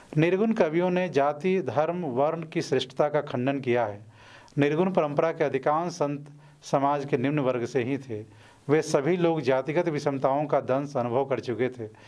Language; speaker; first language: Hindi; native; Hindi